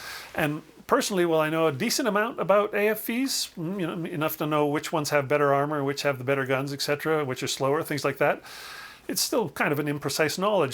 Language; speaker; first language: English; native; English